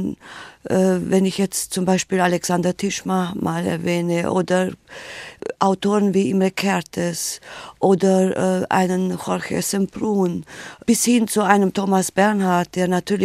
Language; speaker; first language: German; native; German